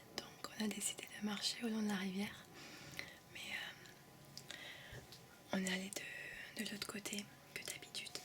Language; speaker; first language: French; early bilingual, heritage; French